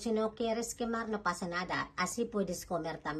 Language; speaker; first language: Spanish; non-native, fluent; Filipino